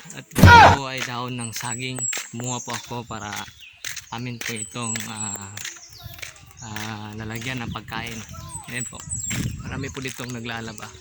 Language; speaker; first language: Filipino; non-native, local second language; Cebuano